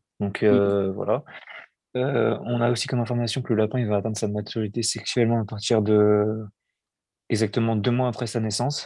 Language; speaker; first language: French; native; French